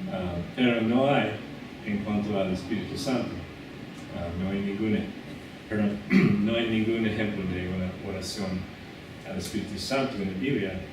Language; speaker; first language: Spanish; non-native, fluent; English